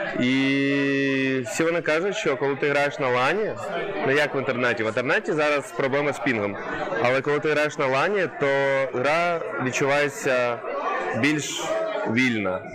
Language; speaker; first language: Ukrainian; non-native, local second language; Russian